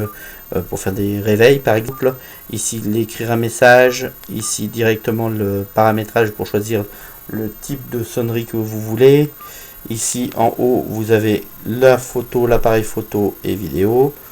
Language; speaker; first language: French; native; French